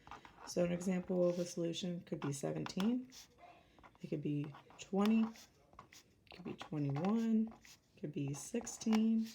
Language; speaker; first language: English; native; English